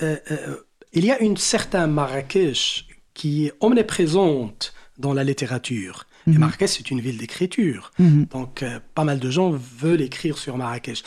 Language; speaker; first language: French; non-native, local second language; Arabic